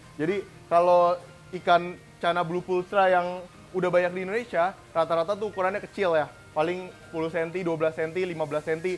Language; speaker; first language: Indonesian; native; Indonesian